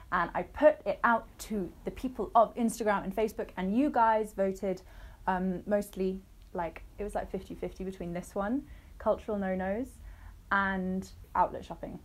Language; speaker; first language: English; native; English